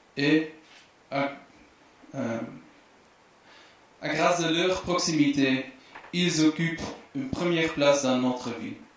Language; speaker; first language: French; non-native, fluent; Dutch